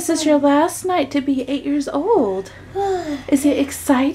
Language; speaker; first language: English; native; English